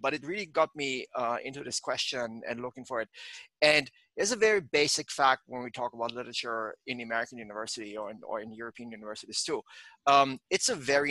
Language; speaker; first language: English; non-native, fluent; German